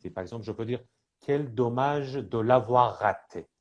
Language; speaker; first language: French; non-native, fluent; Persian